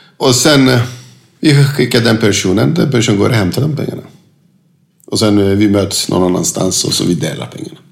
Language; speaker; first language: Swedish; non-native, fluent; Turkish